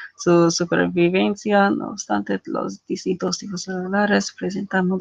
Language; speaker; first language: Spanish; non-native, learner; English